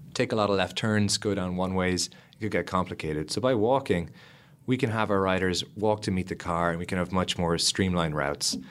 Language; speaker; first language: English; native; English